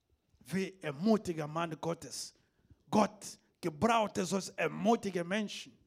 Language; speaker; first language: German; non-native, fluent; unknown